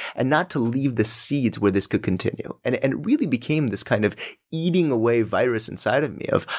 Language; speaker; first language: English; native; English